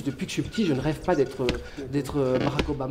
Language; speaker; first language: French; native; French